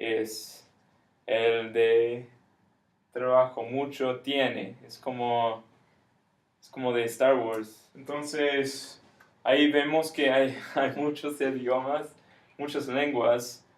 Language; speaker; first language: Spanish; non-native, fluent; English